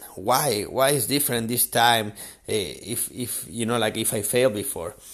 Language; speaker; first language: English; non-native, fluent; Spanish